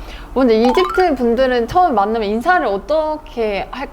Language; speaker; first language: Korean; native; Korean